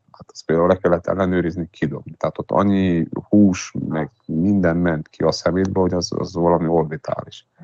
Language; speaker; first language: Hungarian; native; Hungarian